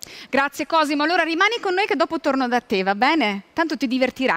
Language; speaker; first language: Italian; native; Italian